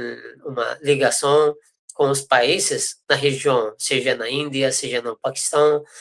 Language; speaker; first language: Portuguese; non-native, fluent; Persian